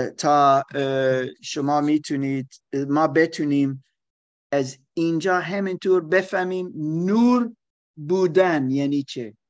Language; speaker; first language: Persian; non-native, learner; German